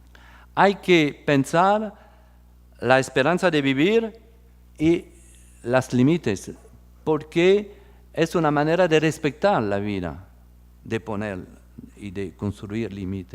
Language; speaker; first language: Spanish; non-native, fluent; French